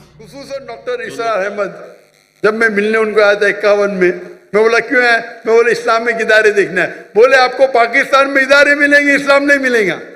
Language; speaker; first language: Urdu; non-native, local second language; Konkani